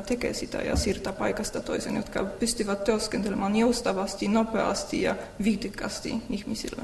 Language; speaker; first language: Finnish; non-native, fluent; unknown